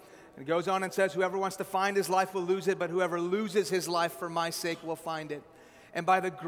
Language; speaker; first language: English; early bilingual, other home language; Persian